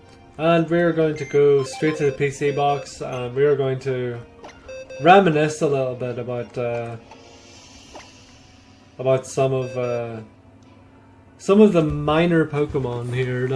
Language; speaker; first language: English; native; English